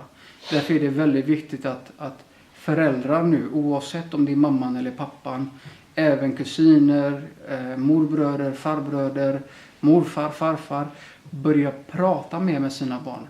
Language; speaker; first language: Swedish; early bilingual, other home language; Somali